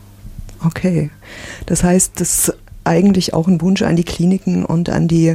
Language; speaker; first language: German; native; German